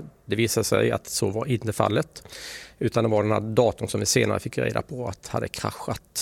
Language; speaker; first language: Swedish; native; Swedish